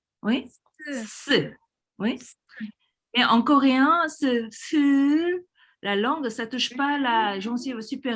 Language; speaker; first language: French; non-native, fluent; Korean